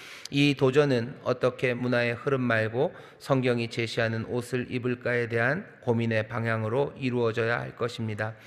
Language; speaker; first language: Korean; native; Korean